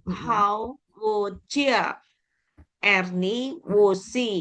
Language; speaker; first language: Chinese; non-native, learner; Indonesian